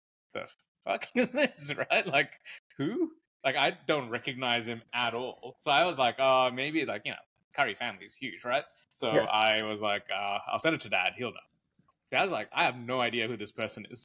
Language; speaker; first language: English; native; English